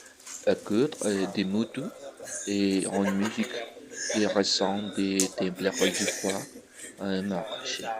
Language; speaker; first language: French; non-native, learner; Spanish